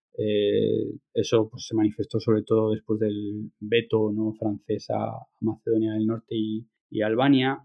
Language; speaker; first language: Spanish; native; Spanish